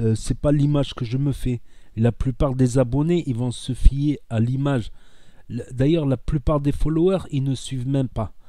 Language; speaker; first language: French; native; French